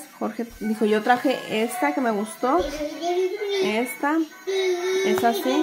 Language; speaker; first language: Spanish; native; Spanish